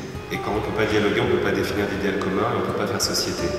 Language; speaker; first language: French; early bilingual, other home language; Portuguese